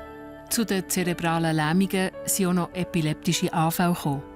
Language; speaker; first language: German; native; German